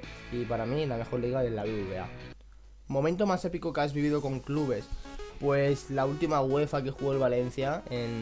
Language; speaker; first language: Spanish; native; Spanish